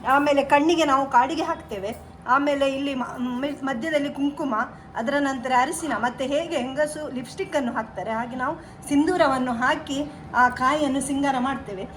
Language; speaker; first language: Kannada; non-native, local second language; Konkani